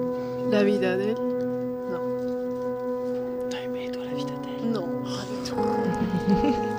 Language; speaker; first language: French; non-native, fluent; Spanish